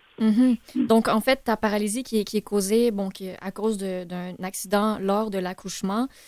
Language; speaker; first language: French; native; French